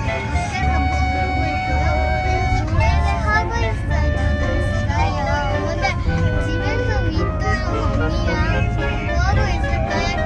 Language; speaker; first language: Korean; early bilingual, other home language; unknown